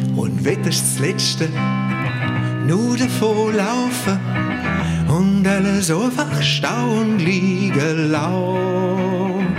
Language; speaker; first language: German; native; German